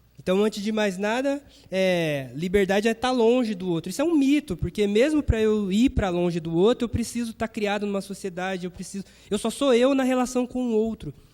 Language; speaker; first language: Portuguese; native; Portuguese